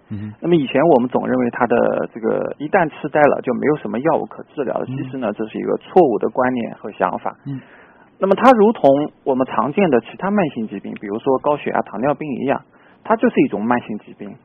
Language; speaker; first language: Chinese; native; Chinese